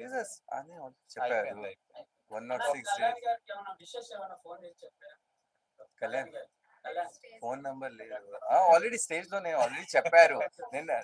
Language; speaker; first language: Telugu; non-native, learner; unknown